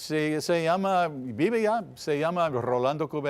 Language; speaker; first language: Spanish; non-native, fluent; English